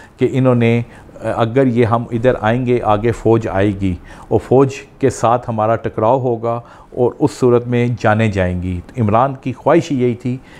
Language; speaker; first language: Urdu; non-native, local second language; Punjabi